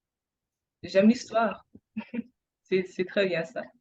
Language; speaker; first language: French; non-native, fluent; English